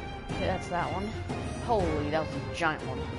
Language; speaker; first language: English; native; English